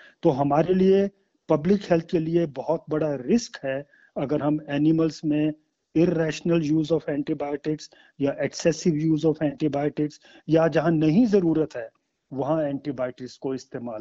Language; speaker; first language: Hindi; native; Hindi